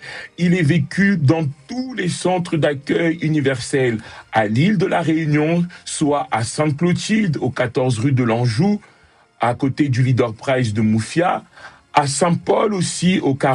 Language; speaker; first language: French; native; French